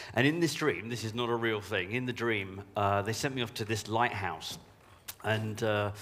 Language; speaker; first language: English; native; English